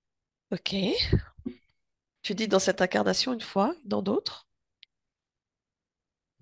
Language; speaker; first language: French; native; French